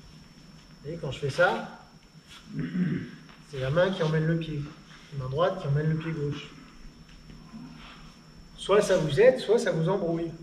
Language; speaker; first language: French; native; French